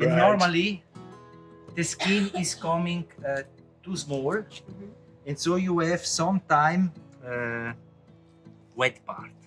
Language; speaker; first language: English; non-native, learner; Italian